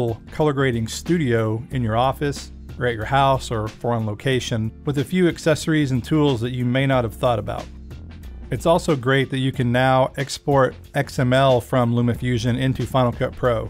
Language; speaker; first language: English; native; English